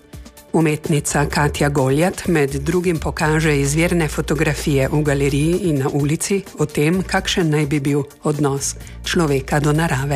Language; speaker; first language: Slovenian; native; Slovenian